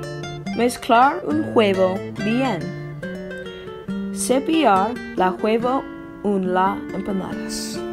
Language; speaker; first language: Spanish; non-native, learner; English